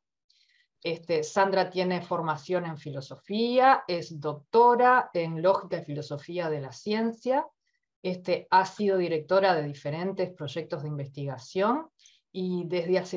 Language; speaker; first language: Spanish; native; Spanish